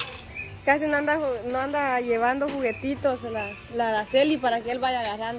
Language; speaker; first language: Spanish; native; Spanish